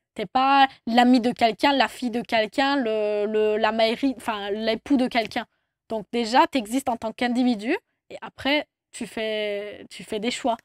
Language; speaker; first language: French; non-native, fluent; Turkish